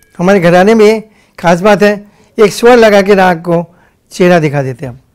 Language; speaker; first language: Hindi; non-native, local second language; Bangla